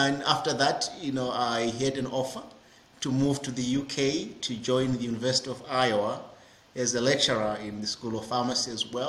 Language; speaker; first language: English; non-native, local second language; Shona